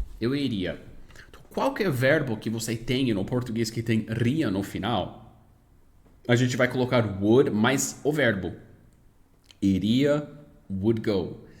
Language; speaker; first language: Portuguese; non-native, fluent; English